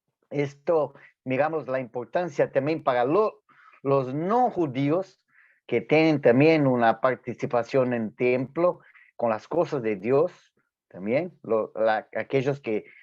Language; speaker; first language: Spanish; non-native, fluent; Portuguese